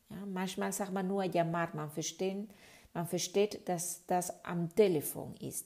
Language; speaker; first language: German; non-native, fluent; Spanish